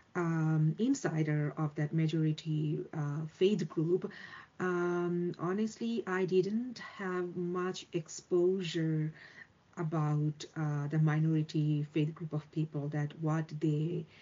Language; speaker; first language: English; non-native, local second language; Bangla